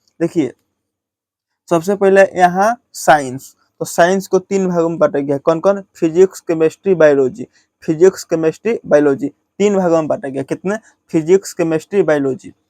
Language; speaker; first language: Hindi; native; Hindi